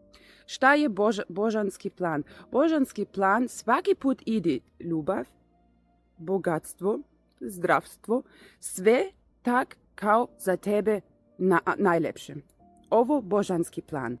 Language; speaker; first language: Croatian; non-native, learner; Russian